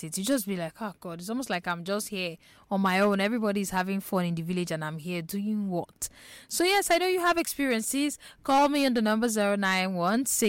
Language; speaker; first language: English; non-native, local second language; Igbo